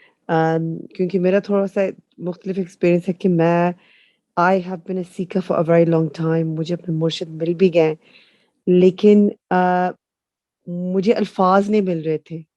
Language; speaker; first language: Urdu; non-native, fluent; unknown